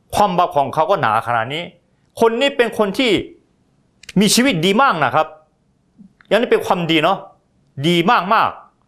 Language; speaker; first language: Thai; non-native, fluent; Korean